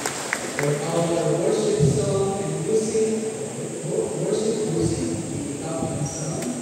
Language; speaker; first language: English; non-native, local second language; Filipino